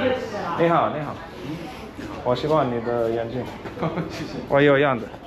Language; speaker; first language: Chinese; non-native, learner; English